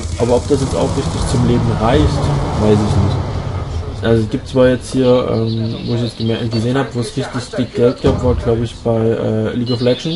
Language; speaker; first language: German; native; German